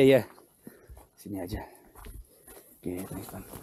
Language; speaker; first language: Indonesian; non-native, fluent; English